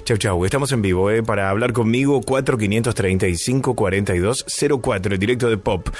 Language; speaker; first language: Spanish; native; Spanish